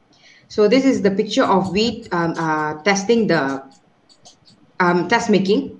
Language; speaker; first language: English; non-native, local second language; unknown